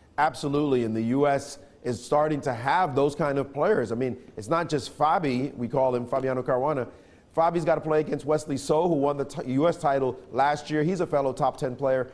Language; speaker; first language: English; native; English